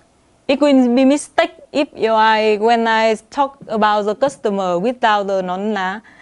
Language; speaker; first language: English; non-native, learner; Vietnamese